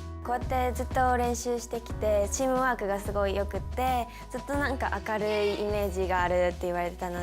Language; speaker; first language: Japanese; native; Japanese